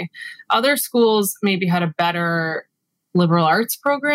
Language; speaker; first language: English; native; English